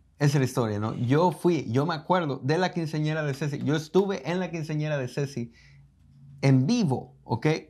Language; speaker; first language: Spanish; native; Spanish